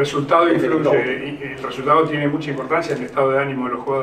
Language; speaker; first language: Spanish; native; Spanish